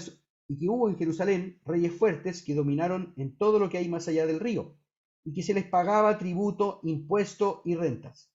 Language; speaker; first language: Spanish; native; Spanish